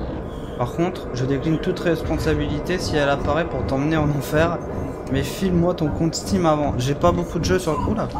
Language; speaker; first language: French; native; French